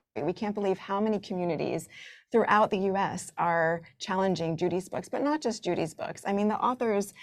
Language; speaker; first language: English; native; English